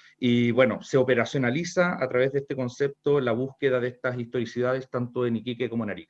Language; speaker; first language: Spanish; native; Spanish